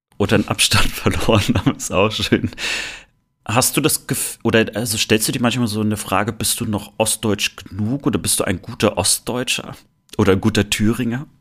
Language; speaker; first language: German; native; German